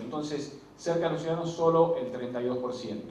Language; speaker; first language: Spanish; native; Spanish